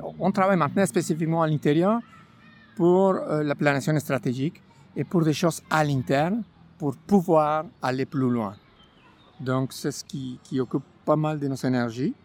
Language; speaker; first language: French; non-native, fluent; Spanish